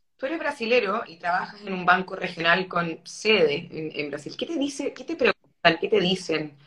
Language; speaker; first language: Spanish; native; Spanish